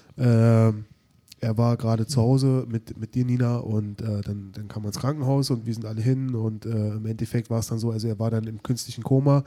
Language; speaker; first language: German; native; German